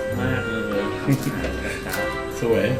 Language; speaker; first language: Thai; non-native, fluent; English